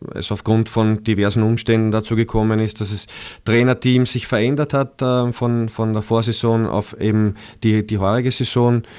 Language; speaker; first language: German; native; German